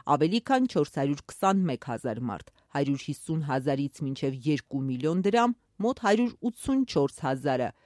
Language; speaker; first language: Armenian; native; Armenian